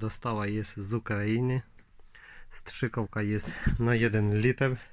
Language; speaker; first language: Polish; non-native, learner; Ukrainian